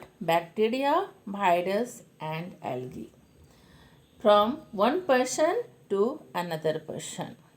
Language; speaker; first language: English; non-native, local second language; Hindi